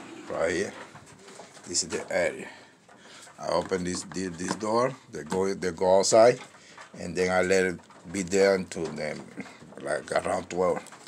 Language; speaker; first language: English; non-native, learner; Spanish